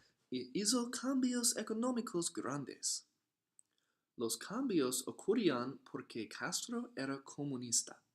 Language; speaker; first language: Spanish; non-native, learner; English